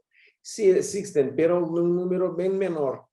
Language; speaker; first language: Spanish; non-native, learner; Portuguese